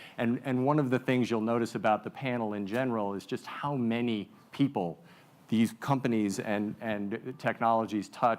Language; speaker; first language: English; native; English